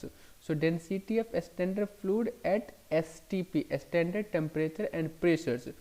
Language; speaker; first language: English; non-native, local second language; Hindi